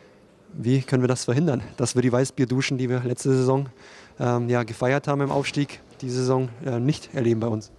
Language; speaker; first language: German; native; German